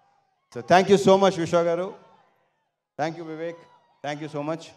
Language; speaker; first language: Telugu; native; Telugu